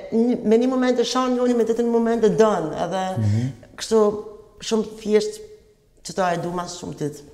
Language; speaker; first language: Albanian; early bilingual, other home language; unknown